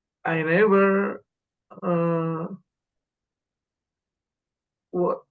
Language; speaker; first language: English; non-native, learner; Indonesian